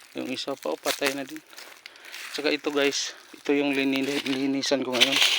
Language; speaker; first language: Filipino; non-native, local second language; Cebuano